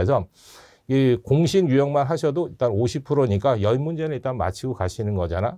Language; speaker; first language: Korean; native; Korean